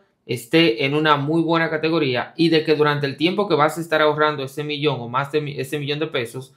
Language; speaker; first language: Spanish; native; Spanish